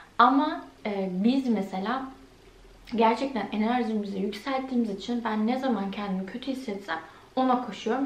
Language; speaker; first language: Turkish; early bilingual, heritage; Turkish